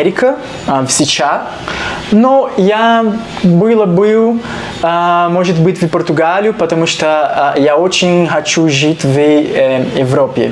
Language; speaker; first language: Russian; non-native, learner; Portuguese